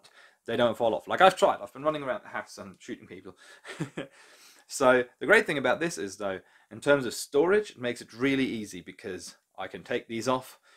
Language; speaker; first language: English; non-native, fluent; German